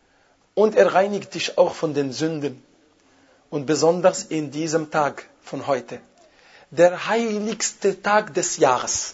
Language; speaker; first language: German; non-native, fluent; Arabic